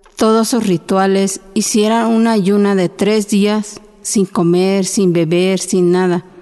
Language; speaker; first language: Spanish; non-native, local second language; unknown